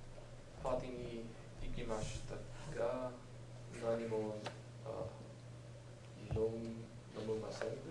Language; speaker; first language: Japanese; non-native, learner; English